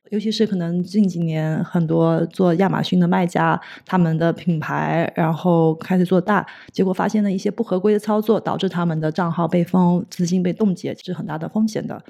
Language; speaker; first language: Chinese; native; Chinese